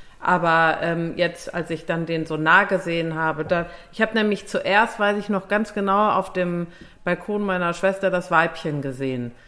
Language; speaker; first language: German; native; German